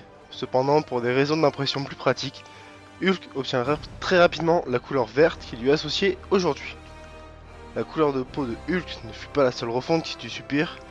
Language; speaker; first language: French; native; French